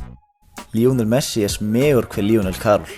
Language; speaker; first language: Spanish; non-native, learner; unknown